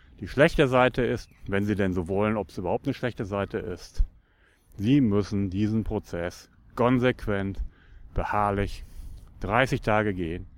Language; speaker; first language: German; native; German